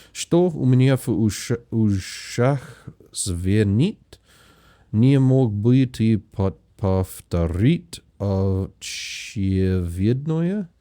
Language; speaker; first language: Russian; non-native, learner; English